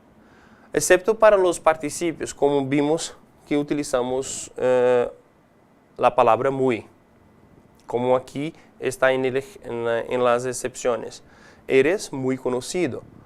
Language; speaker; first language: Spanish; non-native, fluent; Portuguese